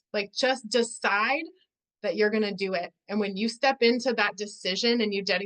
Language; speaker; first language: English; native; English